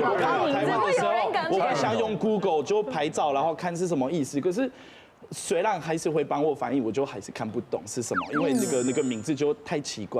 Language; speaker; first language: Chinese; non-native, fluent; French